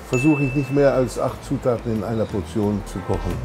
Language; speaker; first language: German; non-native, fluent; Hebrew